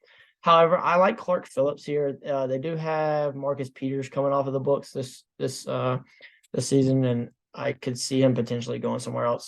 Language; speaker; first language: English; native; English